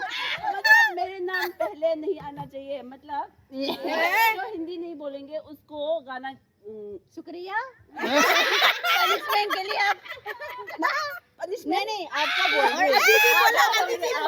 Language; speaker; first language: Hindi; non-native, local second language; Rongmei Naga